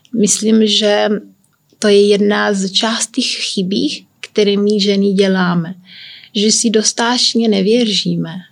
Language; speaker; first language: Czech; non-native, learner; Kabuverdianu